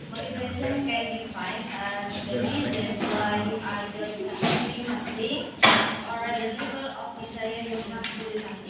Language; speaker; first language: English; non-native, learner; Indonesian